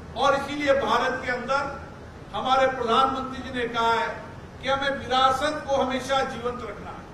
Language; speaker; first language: Hindi; native; Hindi